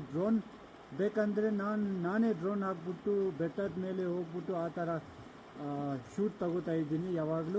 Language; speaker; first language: Kannada; non-native, fluent; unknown